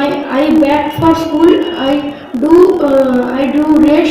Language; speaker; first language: English; non-native, learner; Bangla